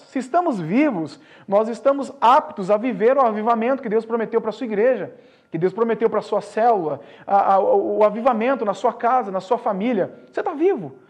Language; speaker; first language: Portuguese; native; Portuguese